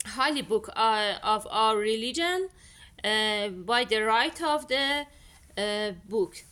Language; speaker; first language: English; non-native, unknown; Persian